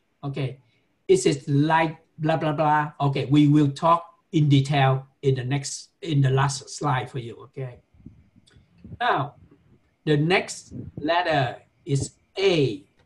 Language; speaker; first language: English; non-native, fluent; Vietnamese